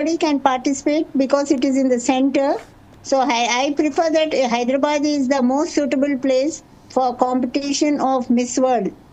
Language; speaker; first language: English; non-native, local second language; Telugu